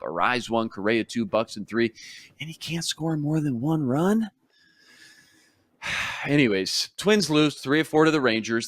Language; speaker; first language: English; native; English